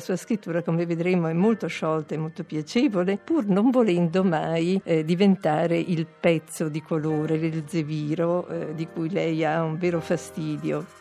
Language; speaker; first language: Italian; native; Italian